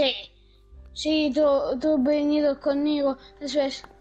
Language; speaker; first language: Spanish; non-native, learner; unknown